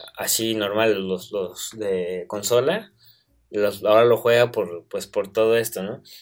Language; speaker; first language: Spanish; native; Spanish